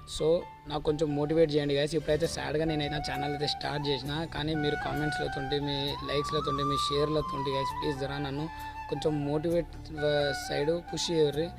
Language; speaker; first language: Telugu; non-native, local second language; Urdu